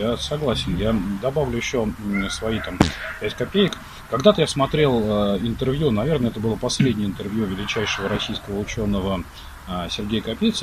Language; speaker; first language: Russian; native; Russian